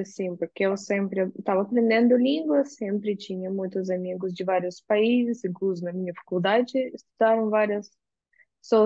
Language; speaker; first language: Portuguese; non-native, fluent; Russian